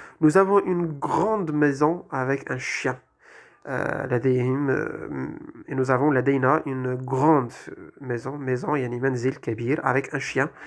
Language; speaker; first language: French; non-native, local second language; Arabic